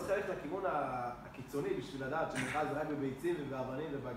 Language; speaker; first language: Hebrew; native; Hebrew